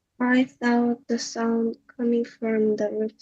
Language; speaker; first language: English; non-native, learner; Korean